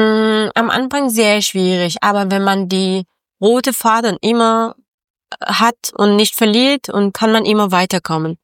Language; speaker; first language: German; non-native, learner; Persian